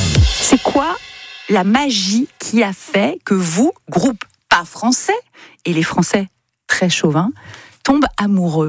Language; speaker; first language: French; native; French